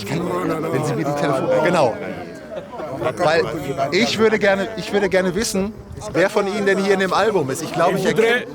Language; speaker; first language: German; native; German